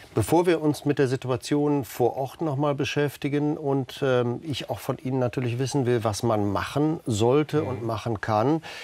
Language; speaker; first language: German; native; German